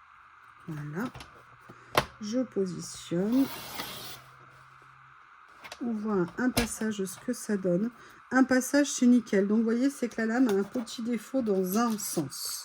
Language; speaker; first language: French; native; French